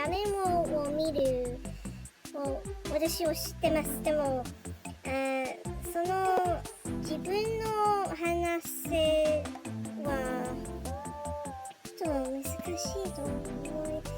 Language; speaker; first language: Japanese; non-native, learner; English